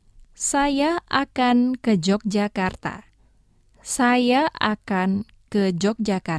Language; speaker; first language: Indonesian; non-native, fluent; Japanese